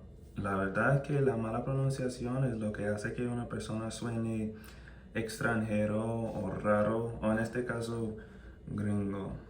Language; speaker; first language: Spanish; non-native, fluent; English